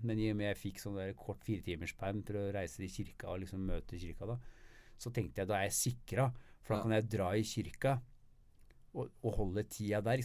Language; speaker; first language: Norwegian; native; Norwegian